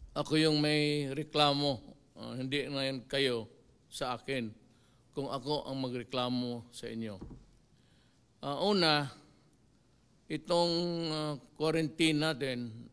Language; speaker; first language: Filipino; non-native, local second language; Cebuano